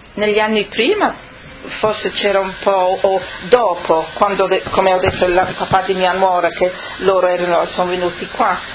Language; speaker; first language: Italian; early bilingual, other home language; Friulian